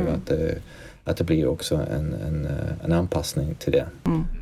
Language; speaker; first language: Swedish; non-native, fluent; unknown